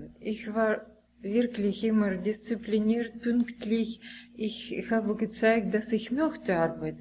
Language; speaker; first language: German; non-native, learner; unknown